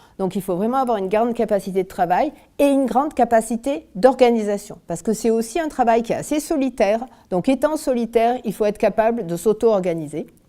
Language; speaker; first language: French; native; French